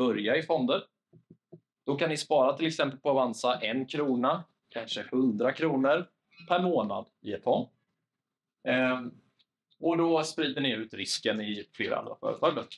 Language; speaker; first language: Swedish; native; Swedish